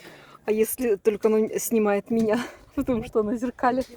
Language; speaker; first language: Russian; native; Russian